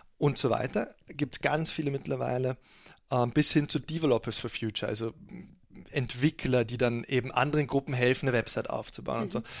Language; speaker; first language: German; native; German